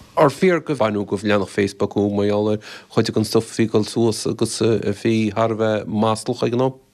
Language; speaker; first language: Irish; native; Irish